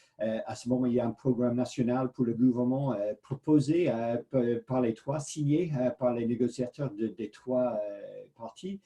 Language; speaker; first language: French; non-native, fluent; English